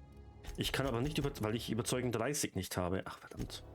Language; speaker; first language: German; native; German